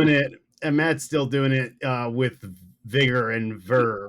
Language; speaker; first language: English; native; English